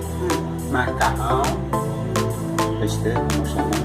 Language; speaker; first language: Portuguese; non-native, learner; Haitian Creole